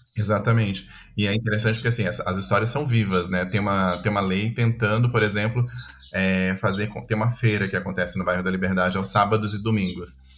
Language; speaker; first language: Portuguese; native; Portuguese